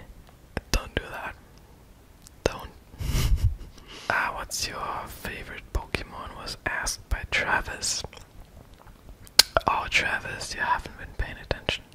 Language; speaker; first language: English; non-native, fluent; German